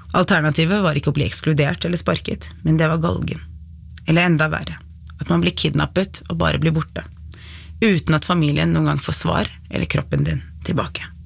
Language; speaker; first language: Norwegian; early bilingual, other home language; Arabic